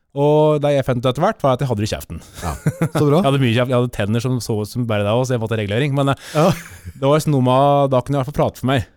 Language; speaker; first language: Norwegian; native; Norwegian